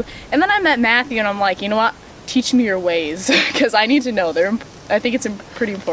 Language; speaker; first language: English; native; English